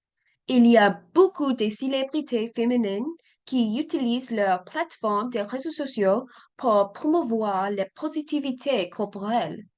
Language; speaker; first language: French; non-native, learner; English